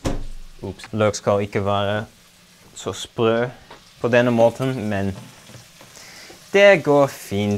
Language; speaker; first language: Norwegian; non-native, learner; Dutch